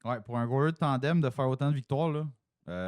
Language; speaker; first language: French; native; French